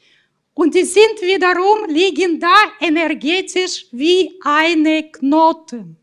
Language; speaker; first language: German; non-native, fluent; Russian